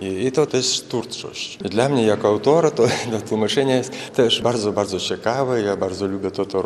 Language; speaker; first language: Polish; non-native, fluent; Lithuanian